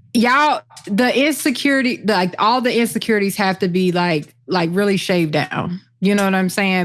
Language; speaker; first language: English; native; English